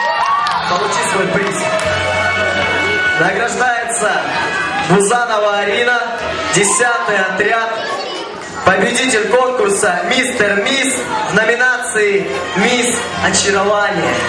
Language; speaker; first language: Russian; native; Russian